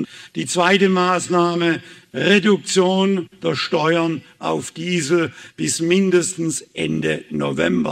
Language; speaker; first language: German; native; German